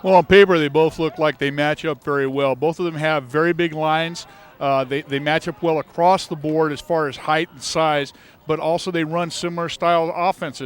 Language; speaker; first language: English; native; English